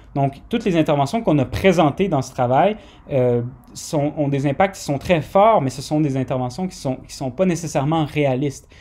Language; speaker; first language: French; native; French